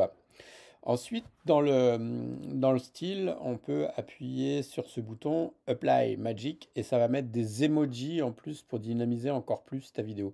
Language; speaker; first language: French; native; French